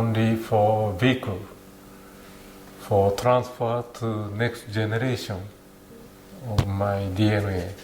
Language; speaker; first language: English; non-native, learner; Japanese